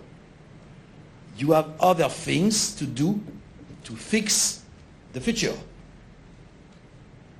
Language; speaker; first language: English; non-native, fluent; French